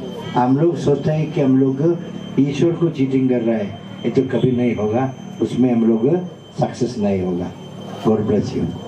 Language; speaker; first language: Hindi; non-native, local second language; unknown